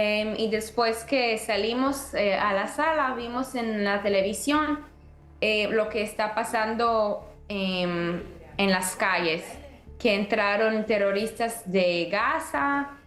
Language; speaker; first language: Spanish; early bilingual, heritage; Spanish